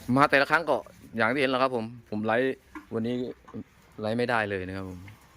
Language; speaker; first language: Thai; native; Thai